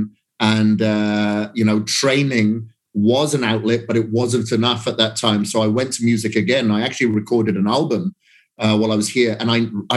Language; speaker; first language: English; native; English